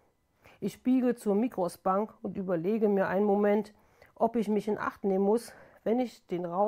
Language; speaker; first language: German; native; German